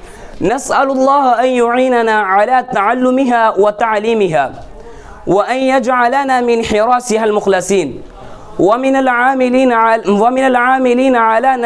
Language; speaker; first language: Arabic; non-native, learner; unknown